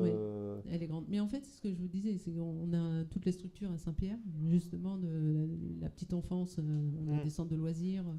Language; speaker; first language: French; native; French